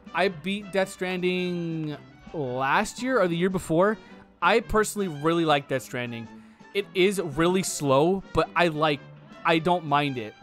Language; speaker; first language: English; native; English